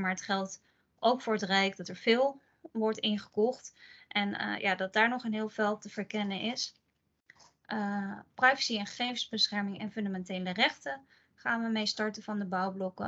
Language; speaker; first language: Dutch; native; Dutch